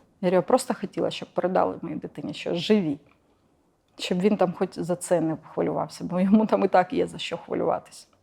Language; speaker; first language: Ukrainian; non-native, local second language; Russian